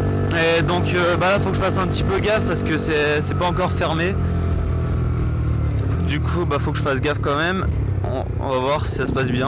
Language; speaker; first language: French; native; French